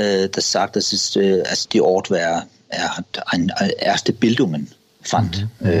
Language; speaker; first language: German; non-native, learner; Danish